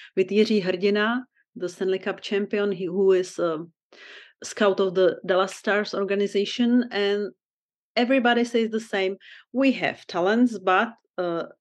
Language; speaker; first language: English; non-native, fluent; Czech